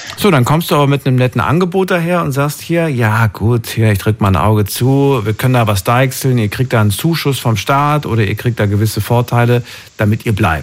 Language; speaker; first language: German; native; German